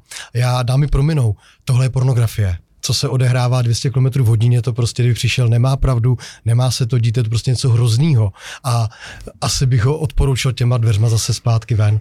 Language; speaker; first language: Czech; native; Czech